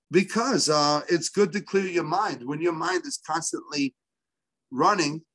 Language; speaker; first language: English; native; English